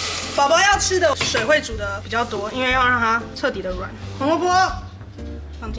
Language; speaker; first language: Chinese; native; Chinese